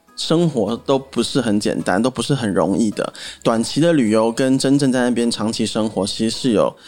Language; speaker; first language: Chinese; native; Chinese